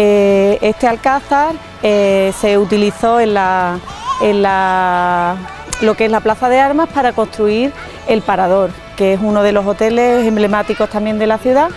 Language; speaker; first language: Spanish; native; Spanish